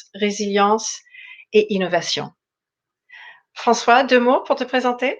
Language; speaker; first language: French; non-native, fluent; English